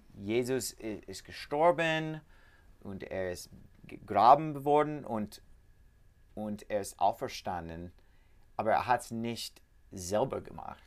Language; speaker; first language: German; non-native, learner; English